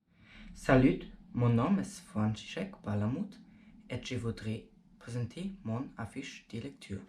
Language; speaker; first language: French; non-native, learner; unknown